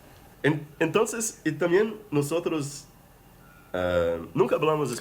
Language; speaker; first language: Spanish; non-native, fluent; Portuguese